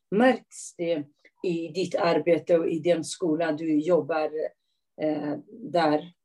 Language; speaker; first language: Swedish; non-native, fluent; Persian